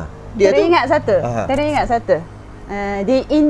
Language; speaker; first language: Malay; non-native, fluent; Japanese